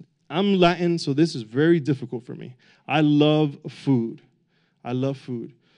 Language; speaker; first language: English; early bilingual, other home language; Spanish